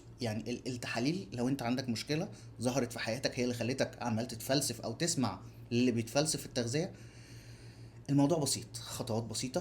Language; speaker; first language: Arabic; native; Arabic